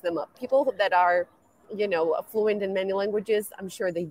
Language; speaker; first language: English; non-native, fluent; Romanian